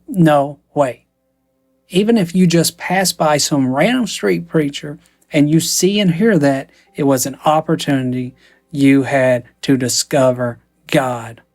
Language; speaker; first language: English; native; English